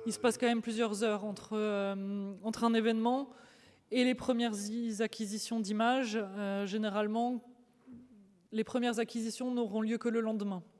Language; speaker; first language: French; native; French